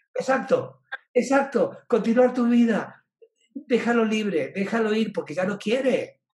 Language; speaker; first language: Spanish; native; Spanish